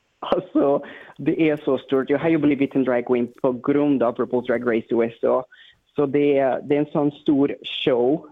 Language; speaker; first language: Swedish; non-native, fluent; Portuguese